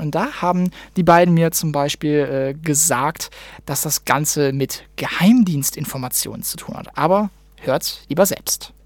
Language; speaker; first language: German; native; German